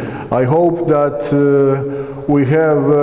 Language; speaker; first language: English; non-native, learner; Bosnian